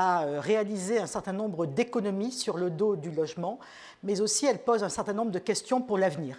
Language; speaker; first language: French; native; French